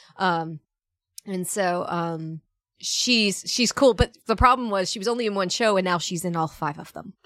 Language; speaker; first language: English; native; English